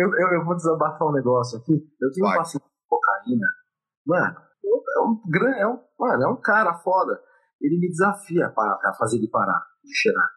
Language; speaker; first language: Portuguese; native; Portuguese